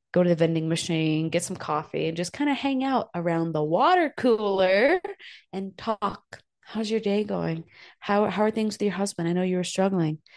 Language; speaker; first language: English; native; English